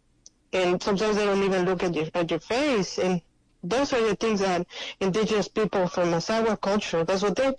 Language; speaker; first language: English; non-native, fluent; Spanish